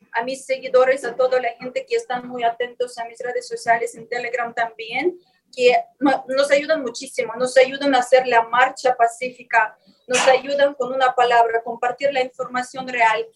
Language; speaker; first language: Spanish; non-native, learner; Ukrainian